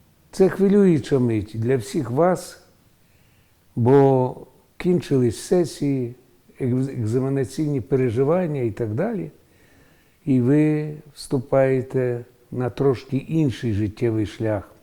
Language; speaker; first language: Ukrainian; native; Ukrainian